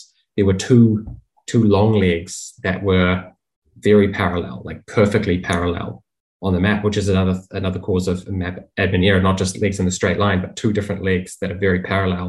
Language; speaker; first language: English; native; English